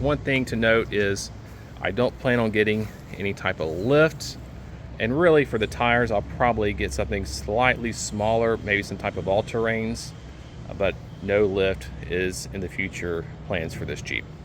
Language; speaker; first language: English; native; English